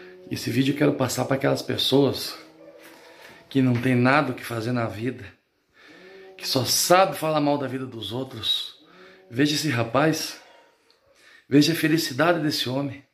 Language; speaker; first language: Portuguese; native; Portuguese